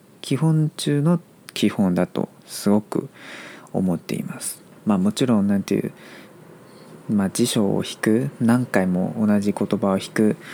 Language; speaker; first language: Japanese; non-native, fluent; Chinese